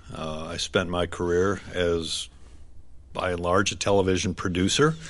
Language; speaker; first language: English; native; English